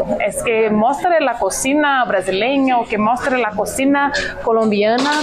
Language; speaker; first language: Spanish; non-native, fluent; Portuguese